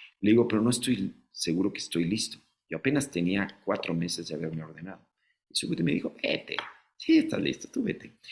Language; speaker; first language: Spanish; native; Spanish